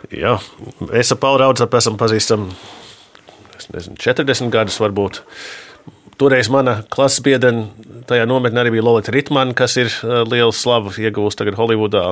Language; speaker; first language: Latvian; early bilingual, heritage; Latvian